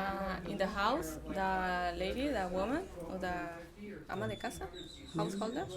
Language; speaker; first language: English; non-native, fluent; Spanish